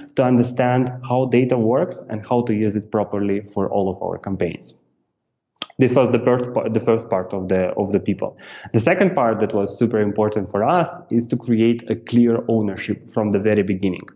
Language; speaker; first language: English; non-native, fluent; Romanian